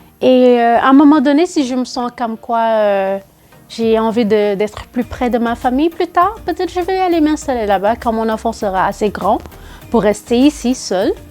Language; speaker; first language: French; non-native, local second language; Wolof